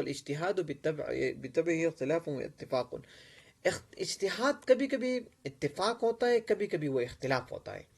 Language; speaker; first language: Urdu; non-native, local second language; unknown